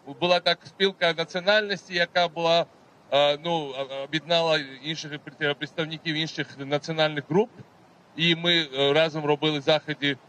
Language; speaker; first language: Ukrainian; non-native, fluent; Georgian